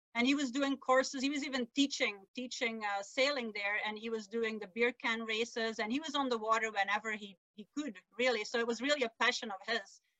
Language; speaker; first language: English; non-native, fluent; Dutch